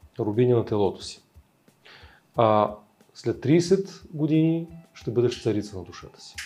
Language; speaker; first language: Bulgarian; early bilingual, heritage; Russian